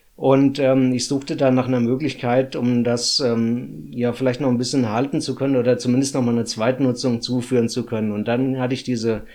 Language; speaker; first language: German; native; German